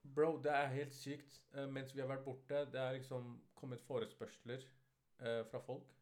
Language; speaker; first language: Norwegian; early bilingual, other home language; Urdu